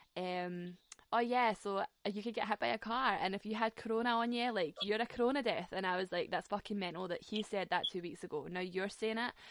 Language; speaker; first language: English; native; English